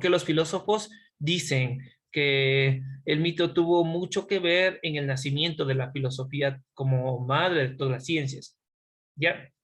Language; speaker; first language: Spanish; native; Spanish